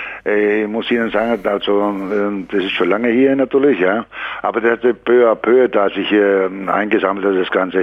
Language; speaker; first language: German; non-native, fluent; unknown